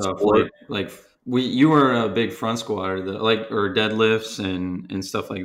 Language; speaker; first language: English; native; English